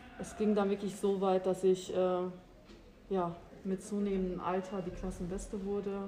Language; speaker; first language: German; early bilingual, other home language; Albanian